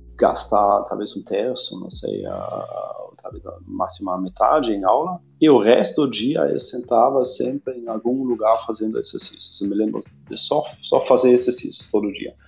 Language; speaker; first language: Portuguese; non-native, fluent; German